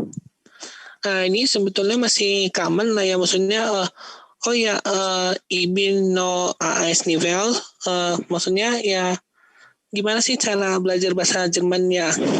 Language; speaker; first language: Indonesian; native; Indonesian